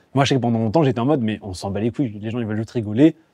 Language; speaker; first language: French; native; French